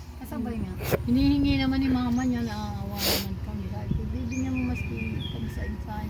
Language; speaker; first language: Filipino; non-native, local second language; Bikol